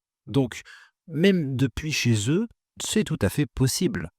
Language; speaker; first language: French; native; French